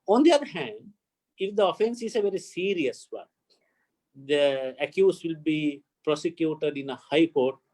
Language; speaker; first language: English; non-native, local second language; Sinhala